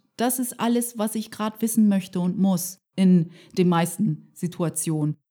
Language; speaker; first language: German; early bilingual, other home language; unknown